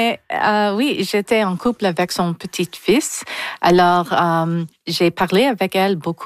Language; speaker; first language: French; non-native, learner; English